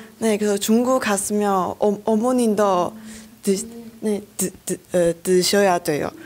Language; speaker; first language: Korean; non-native, learner; Chinese